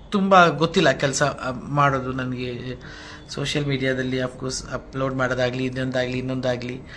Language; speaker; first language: Kannada; non-native, local second language; Telugu